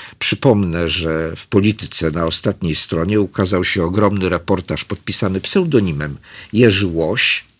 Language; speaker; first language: Polish; native; Polish